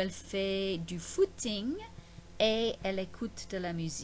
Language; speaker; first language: French; non-native, fluent; English